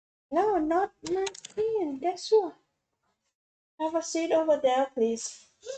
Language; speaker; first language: English; non-native, fluent; Thai